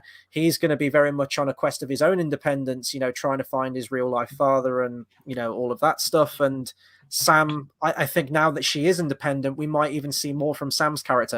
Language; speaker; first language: English; native; English